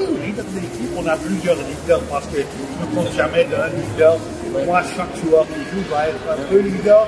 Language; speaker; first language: French; non-native, fluent; Dutch